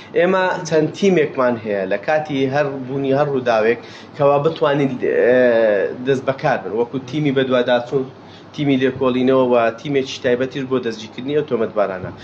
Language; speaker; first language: Central Kurdish; native; Central Kurdish